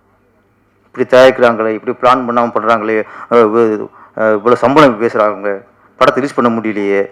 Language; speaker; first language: Tamil; native; Tamil